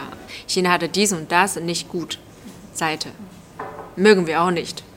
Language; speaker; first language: German; non-native, learner; Chinese